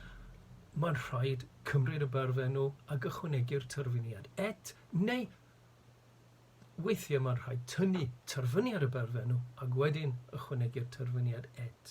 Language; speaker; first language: Welsh; native; Welsh